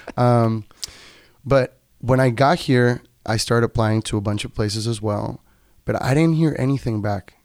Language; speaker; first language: English; non-native, fluent; Spanish